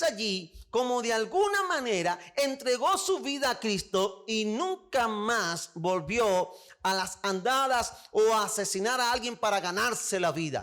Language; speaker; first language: Spanish; native; Spanish